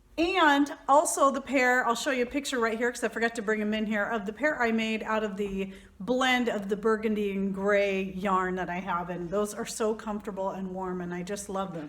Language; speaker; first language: English; native; English